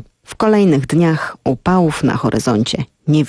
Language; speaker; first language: Polish; native; Polish